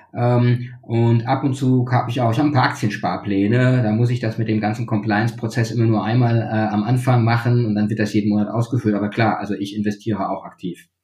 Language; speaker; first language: German; native; German